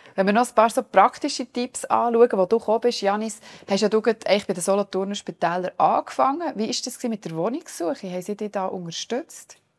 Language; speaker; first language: German; native; German